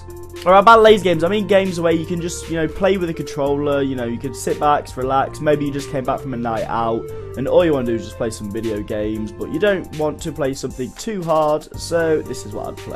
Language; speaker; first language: English; native; English